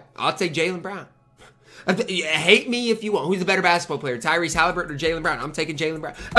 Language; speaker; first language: English; native; English